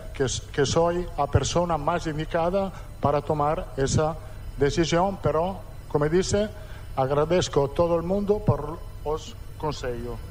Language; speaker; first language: Portuguese; non-native, fluent; Italian